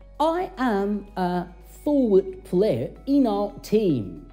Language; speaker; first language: English; non-native, fluent; Turkish